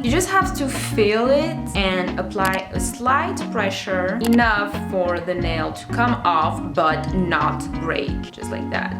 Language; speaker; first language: English; non-native, fluent; French